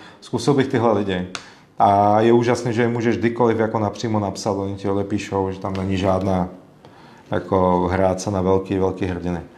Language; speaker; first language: Czech; native; Czech